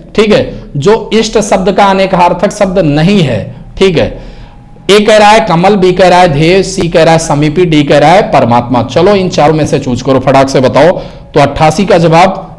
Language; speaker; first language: Hindi; native; Hindi